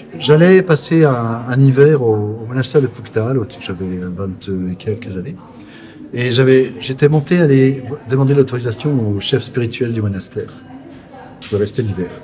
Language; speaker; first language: French; native; French